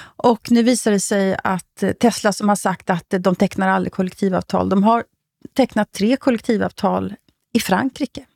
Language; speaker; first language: Swedish; native; Swedish